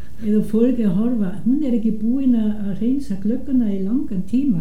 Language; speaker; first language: Icelandic; non-native, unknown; German